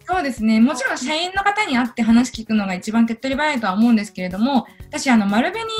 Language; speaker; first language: Japanese; native; Japanese